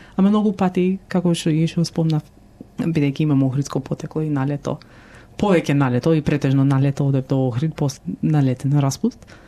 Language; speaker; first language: Macedonian; early bilingual, heritage; Macedonian